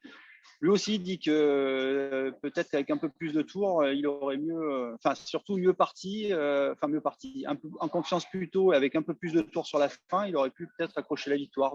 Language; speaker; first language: French; native; French